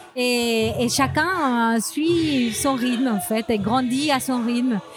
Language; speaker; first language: French; non-native, fluent; Spanish